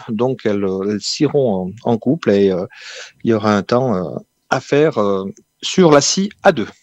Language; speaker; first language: French; native; French